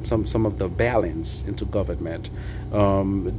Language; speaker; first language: English; non-native, local second language; Haitian Creole